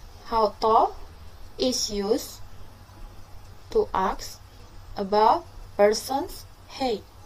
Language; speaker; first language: English; non-native, fluent; Indonesian